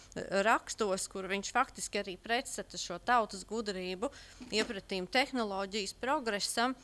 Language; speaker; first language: Latvian; native; Latvian